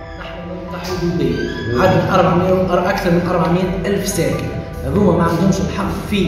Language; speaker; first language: Arabic; native; Arabic